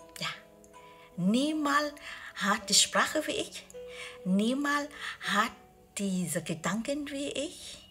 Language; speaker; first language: German; non-native, learner; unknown